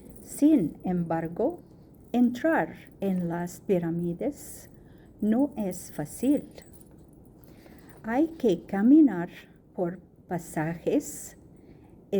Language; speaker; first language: Spanish; non-native, learner; Arabic